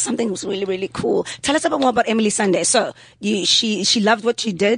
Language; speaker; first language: English; non-native, local second language; Xhosa